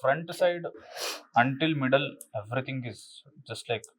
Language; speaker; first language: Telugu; non-native, local second language; Kannada